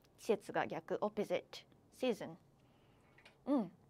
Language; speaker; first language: Japanese; native; Japanese